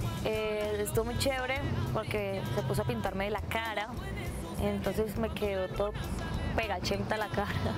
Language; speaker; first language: Spanish; native; Spanish